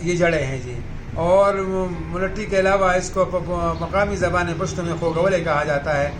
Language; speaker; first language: Urdu; non-native, local second language; Pashto